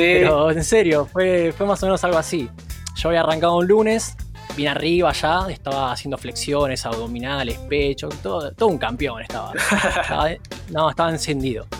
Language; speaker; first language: Spanish; native; Spanish